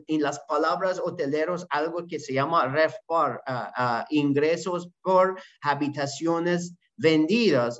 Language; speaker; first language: Spanish; non-native, learner; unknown